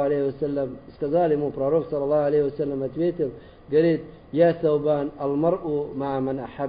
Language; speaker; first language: Russian; non-native, learner; Arabic